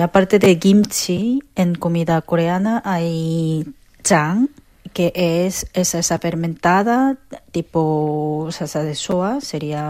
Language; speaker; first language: Spanish; non-native, fluent; Korean